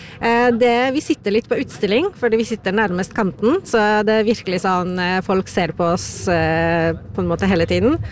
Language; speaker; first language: Norwegian; non-native, fluent; Polish